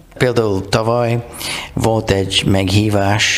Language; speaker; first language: Hungarian; non-native, learner; English